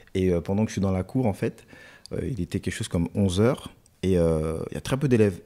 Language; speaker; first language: French; native; French